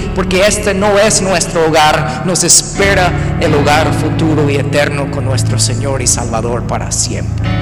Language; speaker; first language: Spanish; non-native, fluent; English